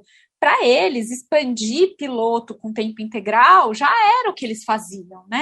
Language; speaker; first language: Portuguese; native; Portuguese